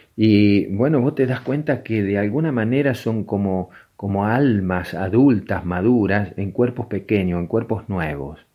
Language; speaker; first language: Spanish; native; Spanish